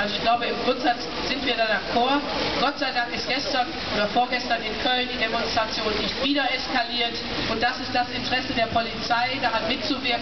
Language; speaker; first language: German; native; German